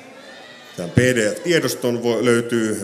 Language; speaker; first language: Finnish; native; Finnish